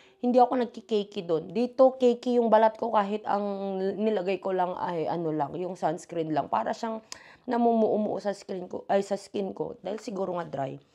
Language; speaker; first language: Filipino; native; Filipino